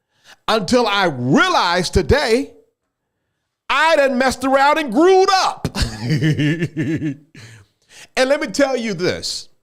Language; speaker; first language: English; native; English